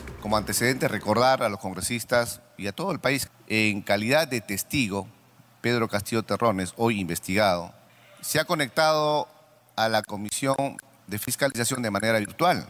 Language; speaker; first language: Spanish; native; Spanish